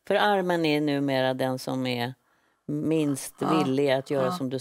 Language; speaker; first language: Swedish; native; Swedish